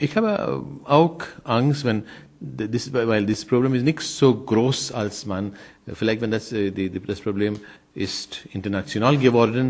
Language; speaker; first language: German; non-native, learner; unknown